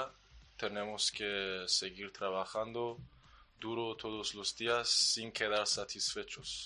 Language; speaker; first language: Spanish; non-native, learner; Persian